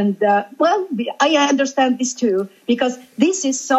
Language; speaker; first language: English; non-native, fluent; Georgian